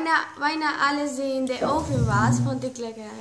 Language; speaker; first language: Dutch; non-native, learner; Spanish